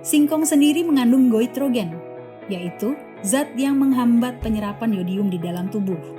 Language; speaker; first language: Indonesian; native; Indonesian